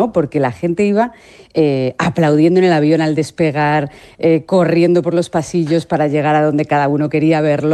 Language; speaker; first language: Spanish; native; Spanish